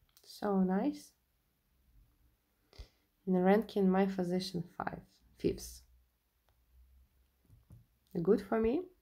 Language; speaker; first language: English; non-native, learner; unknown